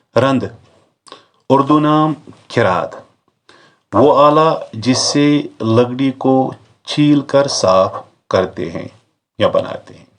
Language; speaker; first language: Urdu; non-native, local second language; Kashmiri